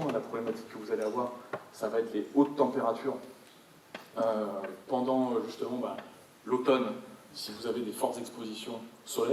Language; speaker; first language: French; native; French